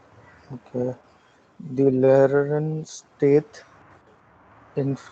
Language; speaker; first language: German; non-native, learner; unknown